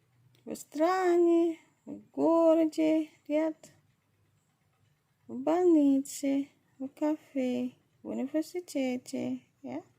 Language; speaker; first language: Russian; non-native, fluent; Indonesian